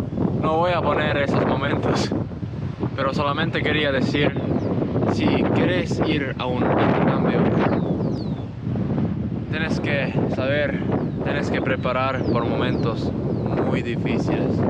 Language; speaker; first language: Spanish; non-native, learner; Estonian